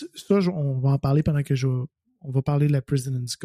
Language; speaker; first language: French; native; French